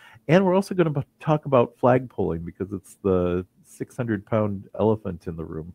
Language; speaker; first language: English; native; English